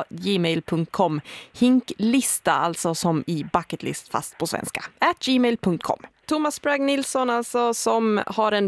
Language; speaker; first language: Swedish; native; Swedish